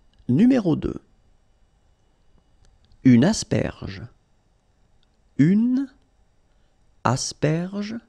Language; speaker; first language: French; native; French